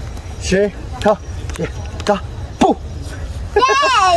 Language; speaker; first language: Chinese; native; Chinese